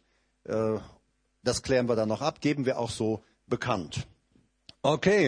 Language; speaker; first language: German; native; German